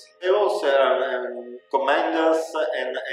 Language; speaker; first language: English; non-native, learner; Italian